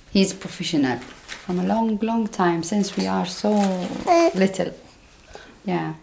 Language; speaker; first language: English; non-native, fluent; Arabic